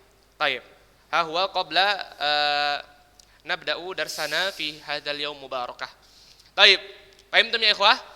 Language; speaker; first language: Arabic; non-native, learner; Indonesian